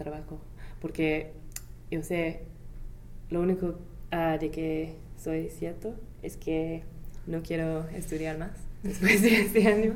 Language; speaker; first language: Spanish; non-native, fluent; English